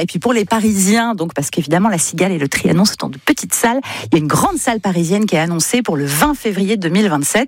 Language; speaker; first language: French; native; French